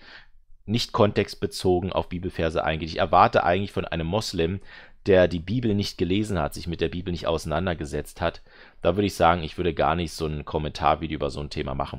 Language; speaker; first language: German; native; German